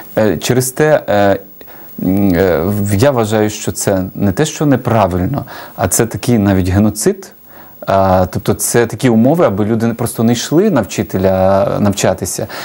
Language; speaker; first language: Ukrainian; native; Ukrainian